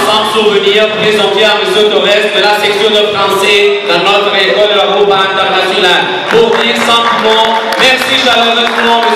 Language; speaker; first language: French; non-native, learner; Arabic